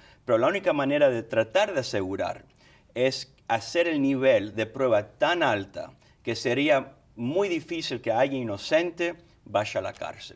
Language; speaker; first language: Spanish; early bilingual, other home language; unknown